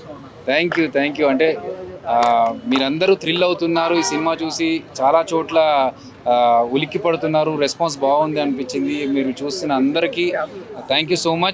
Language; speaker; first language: Telugu; native; Telugu